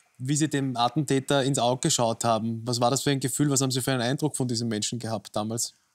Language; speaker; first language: German; native; German